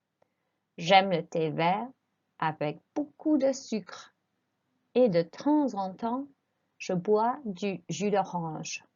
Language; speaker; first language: French; non-native, fluent; English